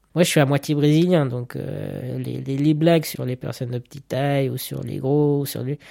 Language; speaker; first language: French; native; French